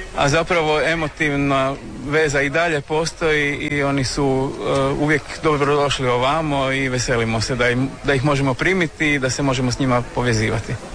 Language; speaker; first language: Croatian; native; Croatian